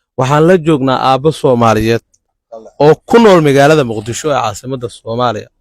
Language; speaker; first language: Somali; native; Somali